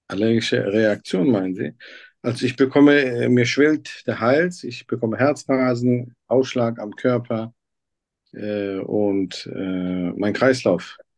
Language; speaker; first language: German; non-native, fluent; Turkish